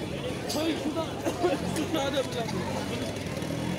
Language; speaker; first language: Russian; non-native, learner; Hindi